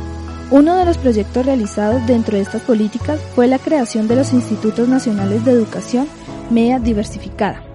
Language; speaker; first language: Spanish; native; Spanish